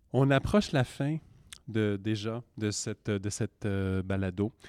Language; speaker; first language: French; native; French